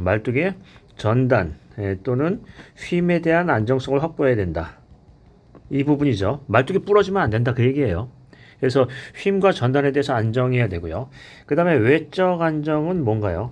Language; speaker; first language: Korean; native; Korean